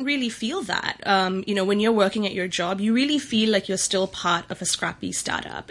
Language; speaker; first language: English; native; English